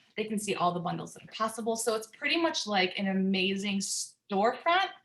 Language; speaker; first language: English; native; English